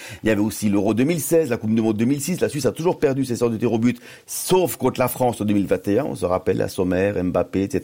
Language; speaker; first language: French; native; French